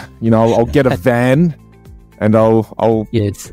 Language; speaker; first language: English; native; English